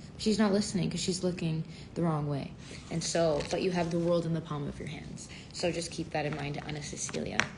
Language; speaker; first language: English; native; English